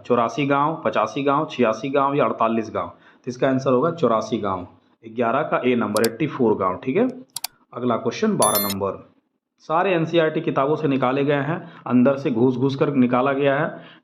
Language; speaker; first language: Hindi; native; Hindi